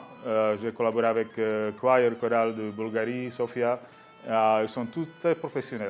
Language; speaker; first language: French; non-native, learner; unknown